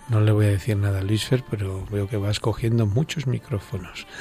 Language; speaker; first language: Spanish; native; Spanish